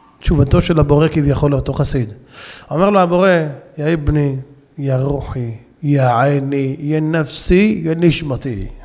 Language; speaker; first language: Hebrew; native; Hebrew